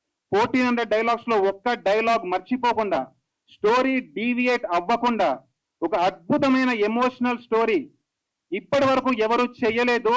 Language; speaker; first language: Telugu; native; Telugu